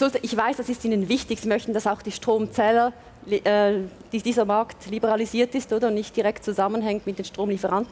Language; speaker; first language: German; native; German